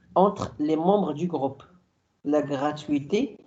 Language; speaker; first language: French; non-native, local second language; Arabic